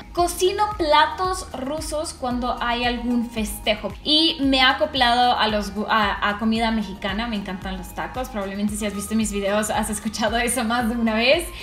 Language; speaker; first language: Spanish; non-native, fluent; Russian